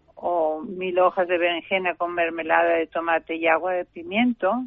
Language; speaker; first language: Spanish; non-native, fluent; German